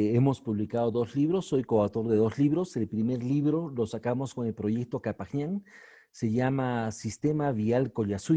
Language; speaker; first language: Spanish; native; Spanish